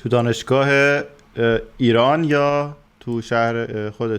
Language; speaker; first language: Persian; native; Persian